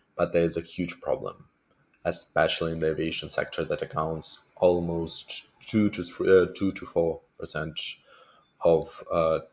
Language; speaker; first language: English; non-native, fluent; Russian